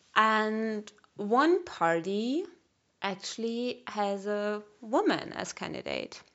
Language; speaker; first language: English; non-native, fluent; German